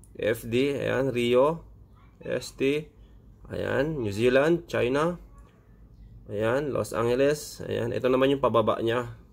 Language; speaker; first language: Filipino; non-native, local second language; Iloko